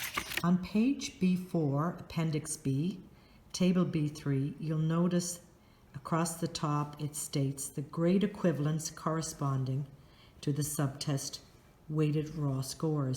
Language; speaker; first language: English; native; English